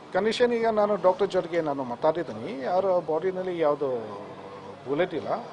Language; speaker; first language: Kannada; non-native, fluent; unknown